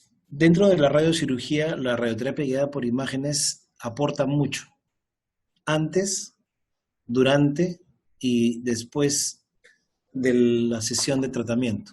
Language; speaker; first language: Spanish; native; Spanish